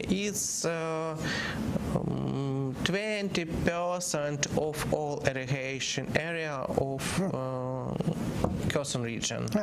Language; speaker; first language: English; non-native, learner; Ukrainian